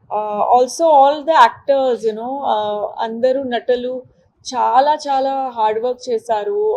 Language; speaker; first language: Telugu; non-native, local second language; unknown